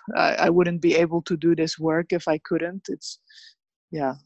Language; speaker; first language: English; early bilingual, other home language; Bosnian